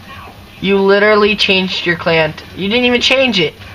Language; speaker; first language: English; native; English